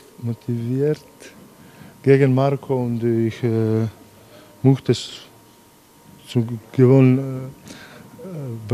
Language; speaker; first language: German; non-native, learner; Croatian